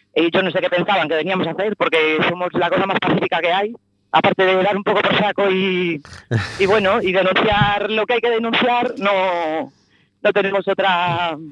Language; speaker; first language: Spanish; native; Spanish